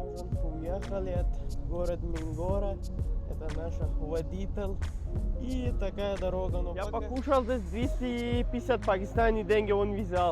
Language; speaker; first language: Russian; non-native, learner; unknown